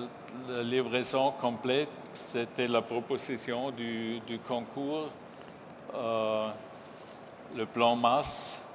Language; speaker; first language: French; non-native, learner; German